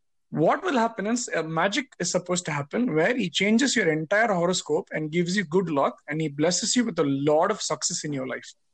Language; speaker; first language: English; non-native, local second language; Tamil